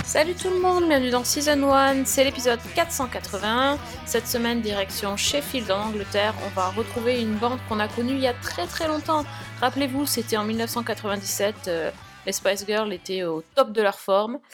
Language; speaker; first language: French; native; French